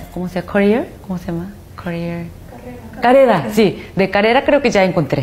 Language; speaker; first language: Spanish; non-native, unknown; Korean